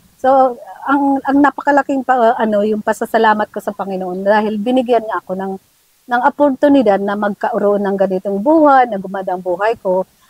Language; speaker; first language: Filipino; non-native, local second language; Bikol